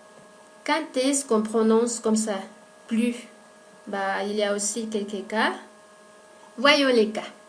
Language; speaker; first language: French; non-native, fluent; Spanish